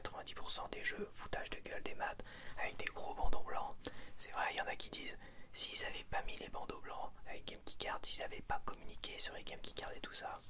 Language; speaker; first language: French; native; French